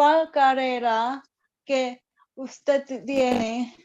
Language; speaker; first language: Spanish; non-native, learner; Indonesian